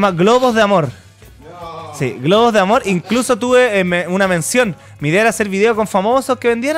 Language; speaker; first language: Spanish; native; Spanish